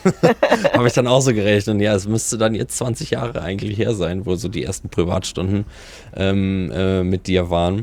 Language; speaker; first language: German; native; German